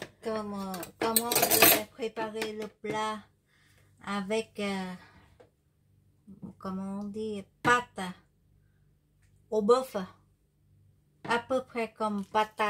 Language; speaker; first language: French; non-native, learner; Vietnamese